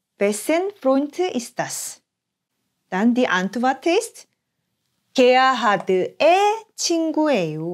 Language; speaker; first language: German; non-native, fluent; Korean